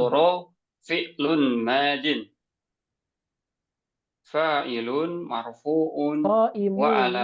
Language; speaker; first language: Arabic; non-native, learner; Indonesian